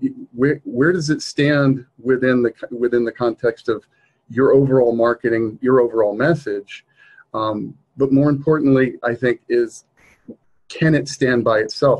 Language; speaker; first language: English; native; English